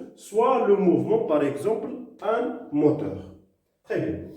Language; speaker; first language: French; non-native, local second language; Arabic